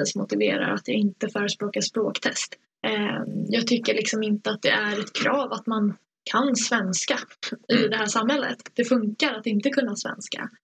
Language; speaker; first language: Swedish; early bilingual, other home language; Persian